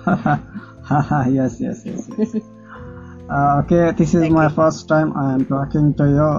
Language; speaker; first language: English; non-native, local second language; Urdu